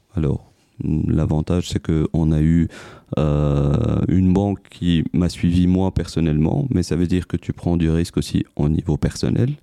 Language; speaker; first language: French; non-native, local second language; Arabic